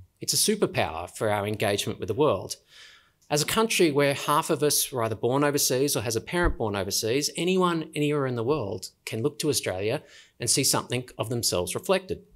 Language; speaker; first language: English; native; English